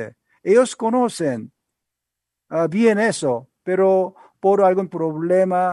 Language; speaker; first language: Spanish; non-native, learner; Korean